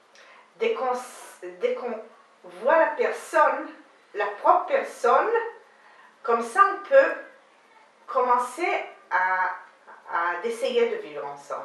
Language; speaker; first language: French; non-native, learner; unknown